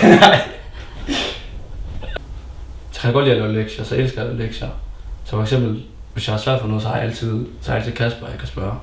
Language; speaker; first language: Danish; early bilingual, other home language; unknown